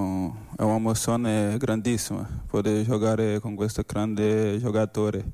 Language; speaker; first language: Spanish; non-native, learner; Portuguese